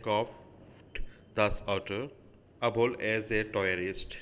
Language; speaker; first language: German; non-native, learner; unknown